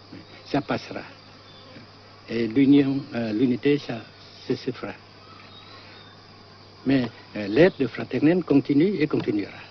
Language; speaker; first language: French; non-native, local second language; Vietnamese